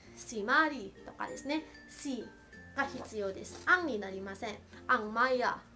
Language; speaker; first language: Japanese; non-native, fluent; Filipino